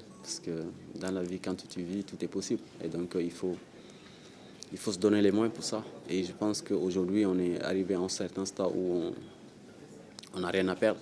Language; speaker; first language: French; non-native, local second language; Wolof